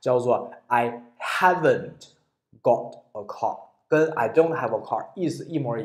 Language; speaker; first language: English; non-native, fluent; Chinese